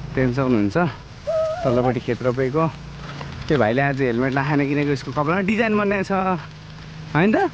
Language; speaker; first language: Nepali; native; Nepali